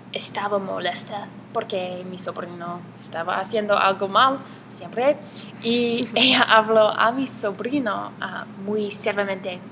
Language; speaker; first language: Spanish; non-native, learner; English